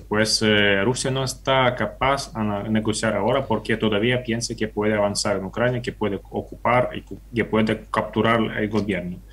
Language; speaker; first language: Spanish; non-native, fluent; Ukrainian